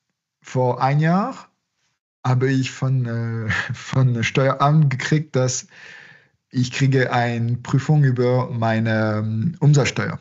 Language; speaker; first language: German; non-native, fluent; French